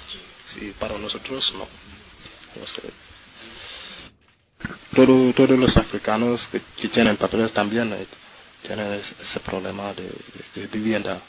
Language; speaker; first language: Spanish; non-native, learner; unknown